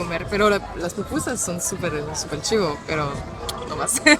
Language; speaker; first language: Spanish; non-native, learner; French